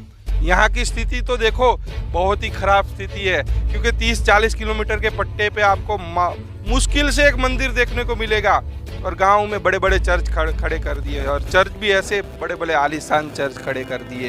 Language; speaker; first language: Hindi; native; Hindi